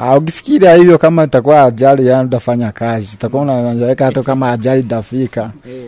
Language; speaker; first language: Swahili; non-native, local second language; Rundi